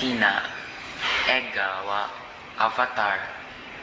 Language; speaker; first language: Japanese; non-native, learner; Cebuano